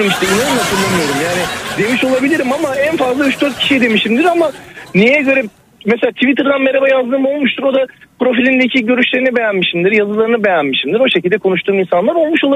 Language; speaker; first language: Turkish; native; Turkish